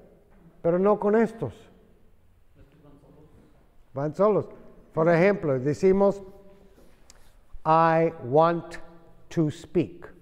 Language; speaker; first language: Spanish; non-native, fluent; English